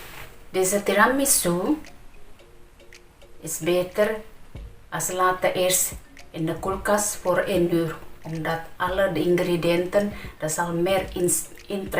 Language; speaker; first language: Dutch; non-native, learner; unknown